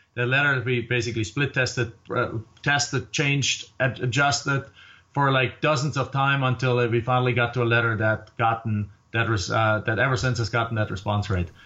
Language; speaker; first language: English; non-native, fluent; German